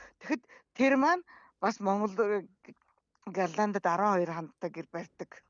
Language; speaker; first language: Mongolian; native; Mongolian